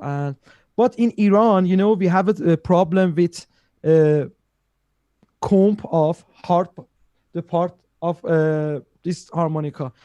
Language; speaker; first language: English; non-native, learner; Persian